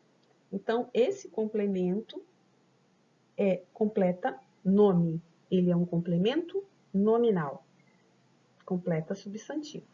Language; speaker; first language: Portuguese; native; Portuguese